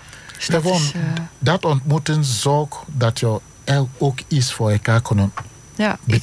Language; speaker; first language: Dutch; non-native, learner; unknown